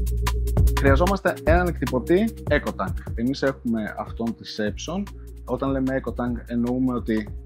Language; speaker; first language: Greek; native; Greek